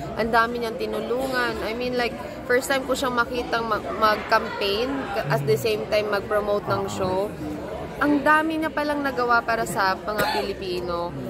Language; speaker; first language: Filipino; non-native, local second language; Cebuano